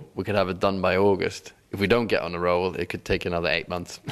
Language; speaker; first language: English; non-native, fluent; Swedish